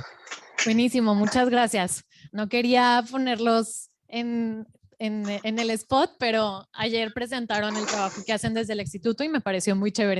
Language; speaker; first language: Spanish; native; Spanish